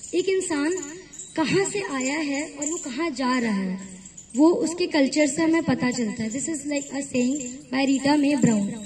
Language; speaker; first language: Hindi; native; Hindi